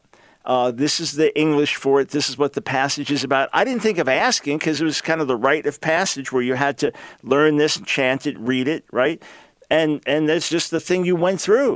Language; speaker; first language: English; native; English